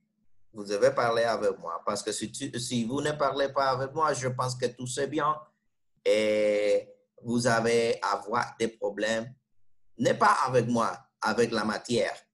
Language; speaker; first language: French; non-native, fluent; Spanish